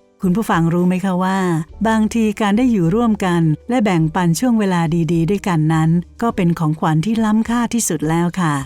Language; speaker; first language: Thai; native; Thai